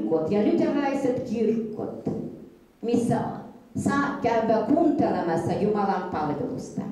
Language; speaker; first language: Finnish; early bilingual, heritage; Finnish